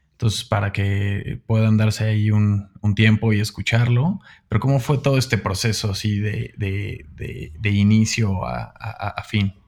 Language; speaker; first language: Spanish; native; Spanish